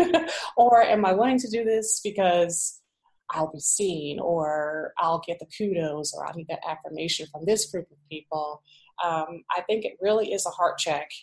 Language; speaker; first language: English; native; English